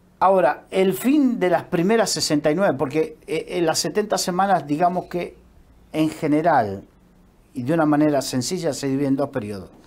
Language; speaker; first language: Spanish; native; Spanish